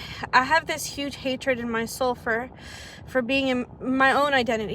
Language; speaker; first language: English; early bilingual, other home language; Arabic